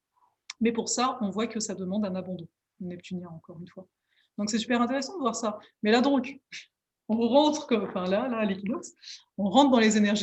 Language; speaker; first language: French; native; French